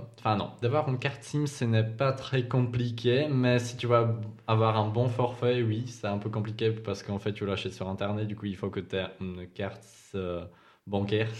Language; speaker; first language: French; non-native, fluent; Czech